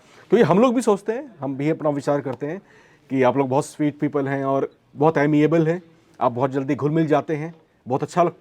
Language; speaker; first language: Hindi; native; Hindi